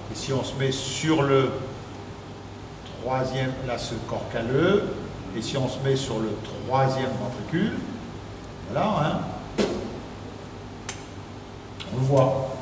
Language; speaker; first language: French; native; French